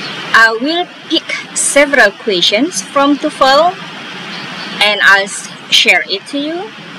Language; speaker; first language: English; non-native, fluent; Indonesian